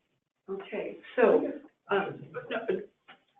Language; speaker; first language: English; native; English